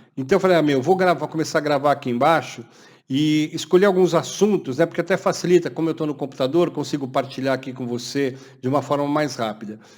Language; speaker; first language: Portuguese; native; Portuguese